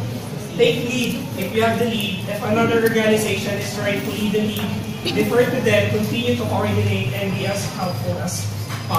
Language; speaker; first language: English; non-native, local second language; Filipino